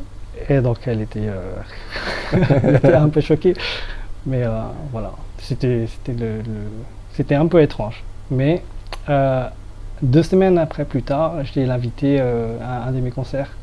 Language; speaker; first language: French; non-native, fluent; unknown